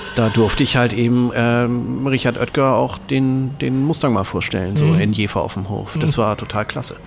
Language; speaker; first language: German; native; German